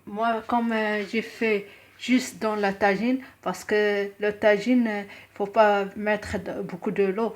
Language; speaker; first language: French; non-native, local second language; Arabic